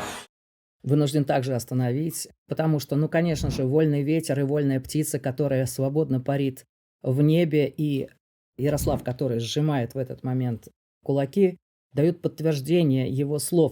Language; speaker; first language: Russian; native; Russian